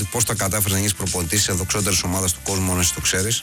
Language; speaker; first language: Greek; native; Greek